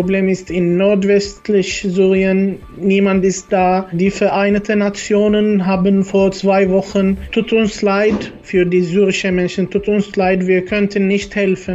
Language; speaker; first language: German; non-native, learner; Arabic